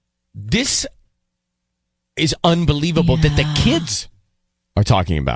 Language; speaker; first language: English; native; English